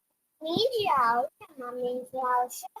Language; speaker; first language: Chinese; non-native, learner; Urdu